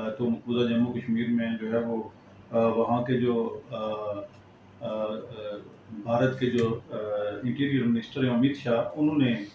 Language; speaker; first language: Urdu; non-native, local second language; Pahari-Potwari